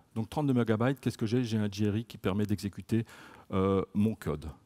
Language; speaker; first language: French; native; French